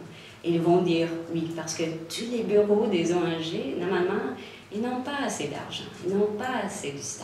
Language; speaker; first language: French; non-native, local second language; English